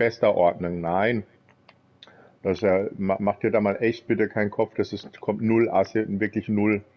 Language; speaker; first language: German; native; German